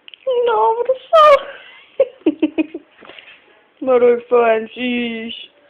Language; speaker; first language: Danish; native; Danish